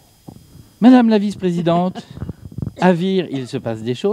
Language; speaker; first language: French; native; French